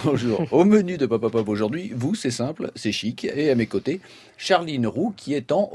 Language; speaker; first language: French; native; French